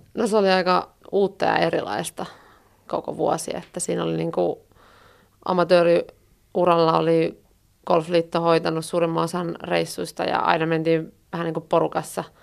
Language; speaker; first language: Finnish; native; Finnish